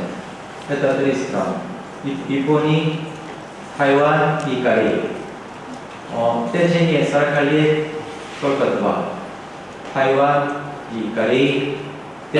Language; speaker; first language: Russian; non-native, learner; Korean